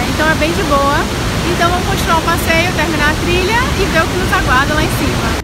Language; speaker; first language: Portuguese; native; Portuguese